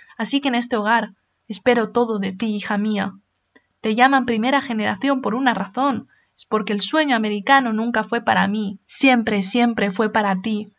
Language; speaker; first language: Spanish; early bilingual, other home language; Chinese